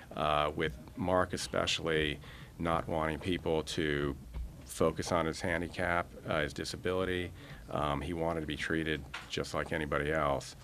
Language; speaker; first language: English; native; English